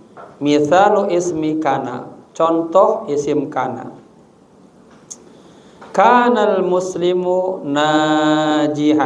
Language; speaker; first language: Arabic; non-native, fluent; Indonesian